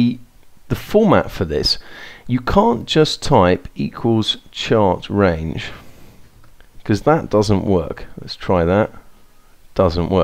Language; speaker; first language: English; native; English